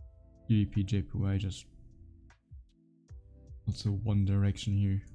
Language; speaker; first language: English; non-native, fluent; German